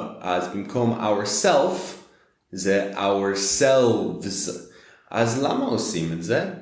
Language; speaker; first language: Hebrew; non-native, fluent; English